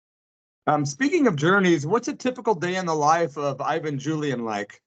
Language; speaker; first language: English; native; English